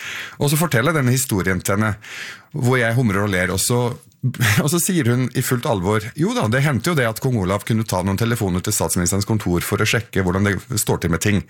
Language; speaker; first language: Norwegian; early bilingual, other home language; Arabic